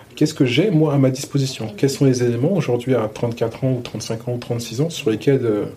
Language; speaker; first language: French; native; French